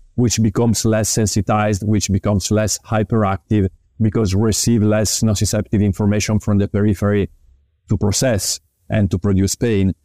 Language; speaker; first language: English; non-native, fluent; Italian